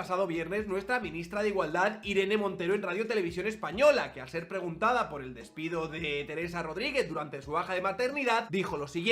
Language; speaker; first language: Spanish; native; Spanish